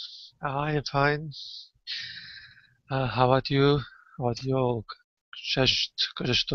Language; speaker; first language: English; non-native, learner; Turkish